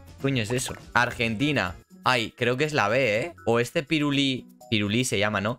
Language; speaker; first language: Spanish; native; Spanish